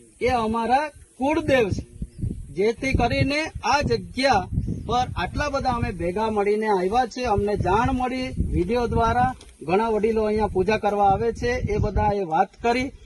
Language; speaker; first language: Gujarati; non-native, local second language; Bhili